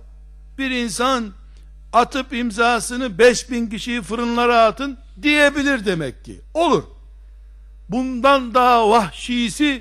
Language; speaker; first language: Turkish; native; Turkish